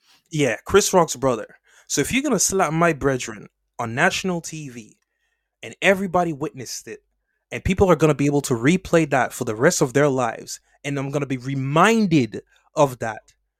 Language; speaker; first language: English; native; English